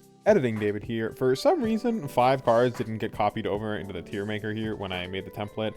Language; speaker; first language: English; native; English